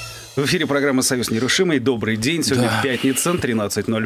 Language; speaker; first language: Russian; native; Russian